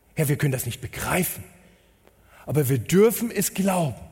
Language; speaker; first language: German; native; German